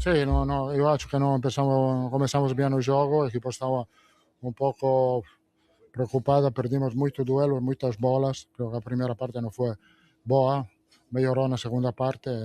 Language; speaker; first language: Portuguese; non-native, learner; Italian